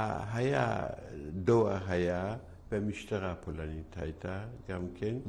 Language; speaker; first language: Hebrew; non-native, fluent; Yiddish